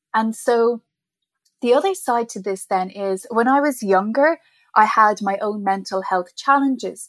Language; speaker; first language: English; native; English